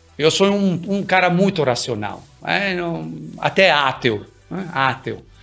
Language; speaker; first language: Portuguese; early bilingual, other home language; Italian